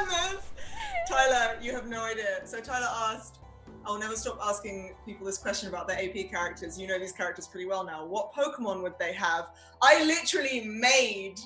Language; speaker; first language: English; native; English